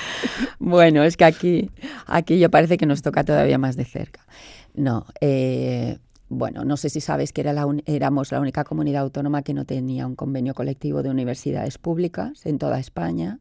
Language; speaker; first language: Spanish; native; Spanish